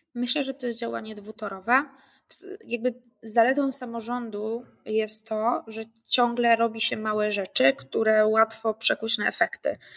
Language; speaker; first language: Polish; native; Polish